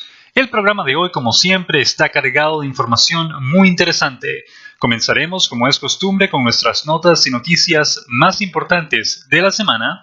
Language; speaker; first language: Spanish; native; Spanish